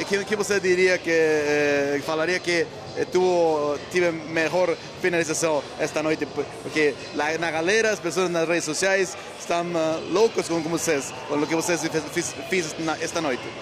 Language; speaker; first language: Portuguese; non-native, learner; Spanish